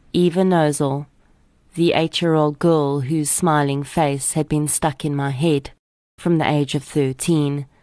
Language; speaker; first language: English; native; English